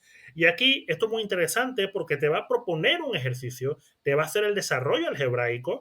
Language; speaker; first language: Spanish; native; Spanish